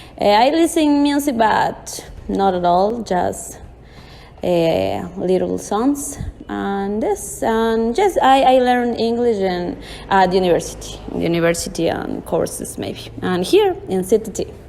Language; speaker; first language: English; non-native, learner; Spanish